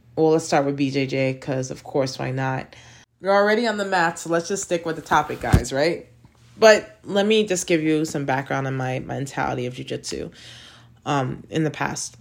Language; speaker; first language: English; native; English